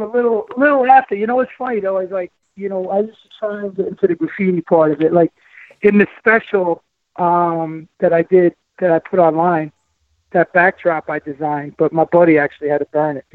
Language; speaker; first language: English; native; English